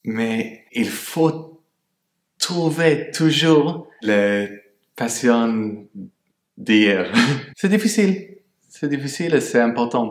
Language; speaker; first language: French; non-native, fluent; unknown